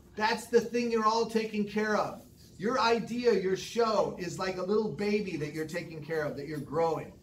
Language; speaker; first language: English; native; English